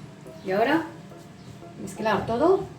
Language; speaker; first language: Spanish; non-native, fluent; Arabic